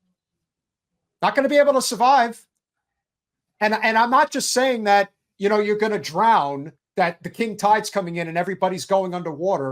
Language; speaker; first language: English; native; English